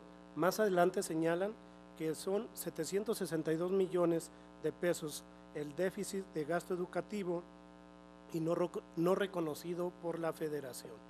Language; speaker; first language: Spanish; native; Spanish